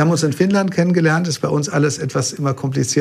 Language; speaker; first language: German; native; German